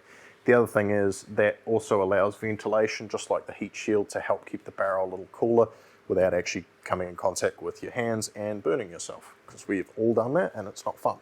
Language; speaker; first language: English; native; English